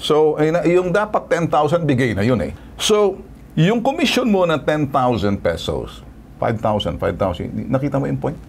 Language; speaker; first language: Filipino; native; Filipino